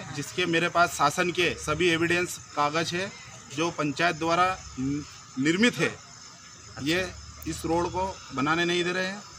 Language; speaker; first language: Hindi; native; Hindi